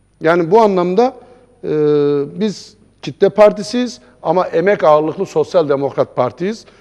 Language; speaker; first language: Turkish; native; Turkish